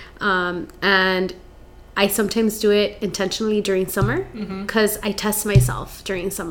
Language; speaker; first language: English; early bilingual, other home language; Spanish